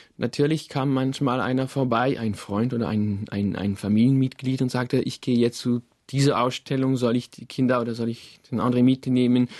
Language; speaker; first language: German; non-native, fluent; French